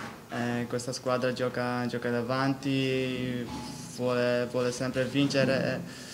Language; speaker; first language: Italian; non-native, learner; Polish